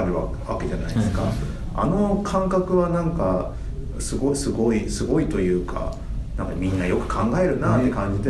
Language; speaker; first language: Japanese; native; Japanese